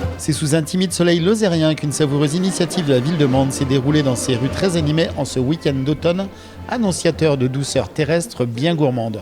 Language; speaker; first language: French; native; French